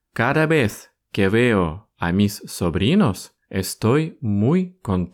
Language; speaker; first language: Spanish; non-native, fluent; Russian